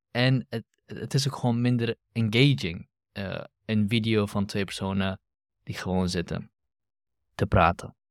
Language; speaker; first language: Dutch; early bilingual, other home language; Kurdish